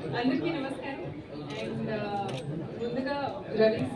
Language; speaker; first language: Telugu; non-native, learner; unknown